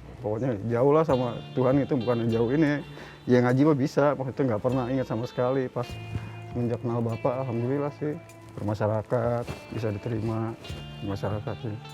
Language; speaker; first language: Indonesian; native; Indonesian